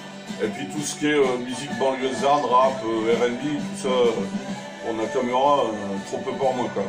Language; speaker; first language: French; native; French